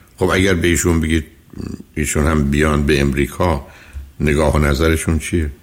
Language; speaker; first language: Persian; native; Persian